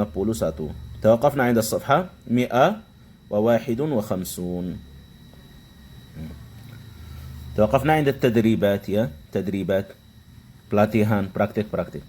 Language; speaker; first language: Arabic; non-native, fluent; Indonesian